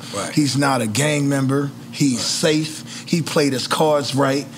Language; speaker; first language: English; native; English